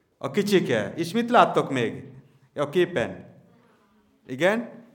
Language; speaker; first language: Hungarian; non-native, learner; Bangla